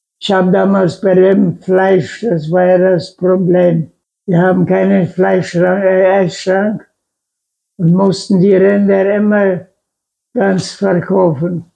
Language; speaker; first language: German; non-native, local second language; Low German